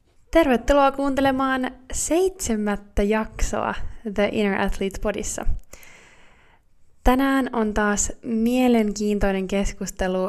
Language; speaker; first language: Finnish; native; Finnish